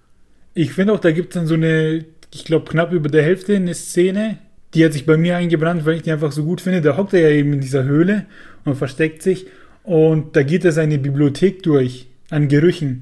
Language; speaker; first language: German; native; German